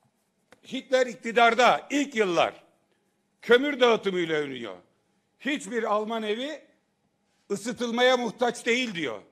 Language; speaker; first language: Turkish; native; Turkish